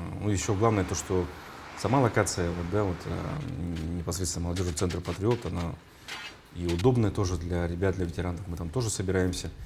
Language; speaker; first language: Russian; non-native, local second language; Yakut